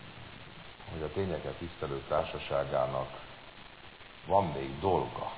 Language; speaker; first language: Hungarian; native; Hungarian